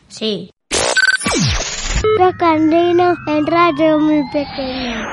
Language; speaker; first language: Spanish; native; Spanish